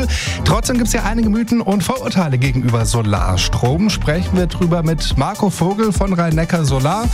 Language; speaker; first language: German; native; German